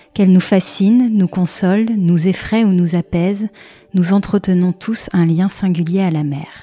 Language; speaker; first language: French; native; French